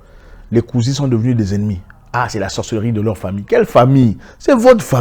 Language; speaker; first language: French; native; French